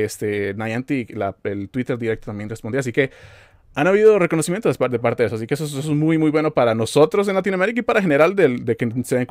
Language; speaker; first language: Spanish; native; Spanish